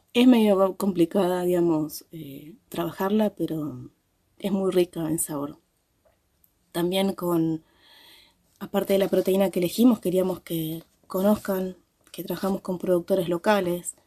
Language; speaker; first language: Spanish; native; Spanish